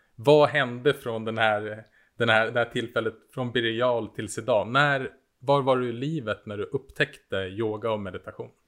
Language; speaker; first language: Swedish; native; Swedish